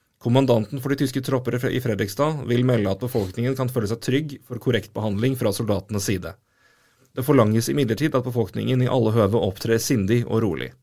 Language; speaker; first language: Norwegian; native; Norwegian